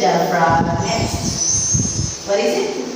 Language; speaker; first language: English; non-native, fluent; Vietnamese